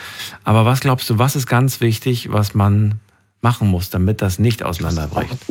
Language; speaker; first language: German; native; German